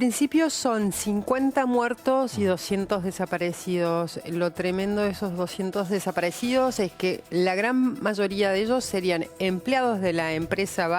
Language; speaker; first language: Spanish; native; Spanish